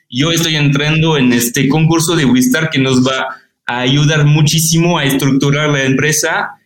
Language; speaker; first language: Spanish; non-native, fluent; French